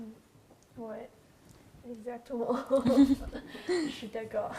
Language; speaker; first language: French; non-native, learner; Chinese